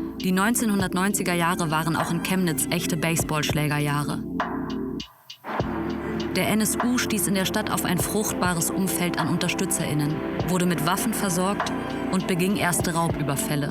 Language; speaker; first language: German; native; German